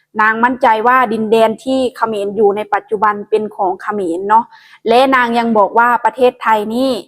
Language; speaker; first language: Thai; non-native, local second language; Northeastern Thai